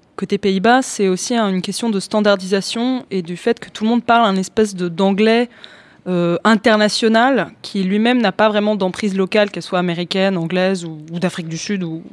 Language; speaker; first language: French; early bilingual, heritage; Greek